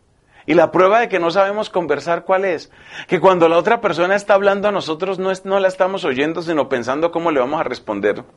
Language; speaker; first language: Spanish; native; Spanish